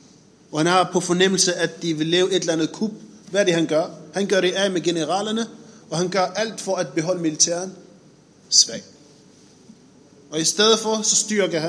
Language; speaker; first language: Danish; non-native, fluent; Arabic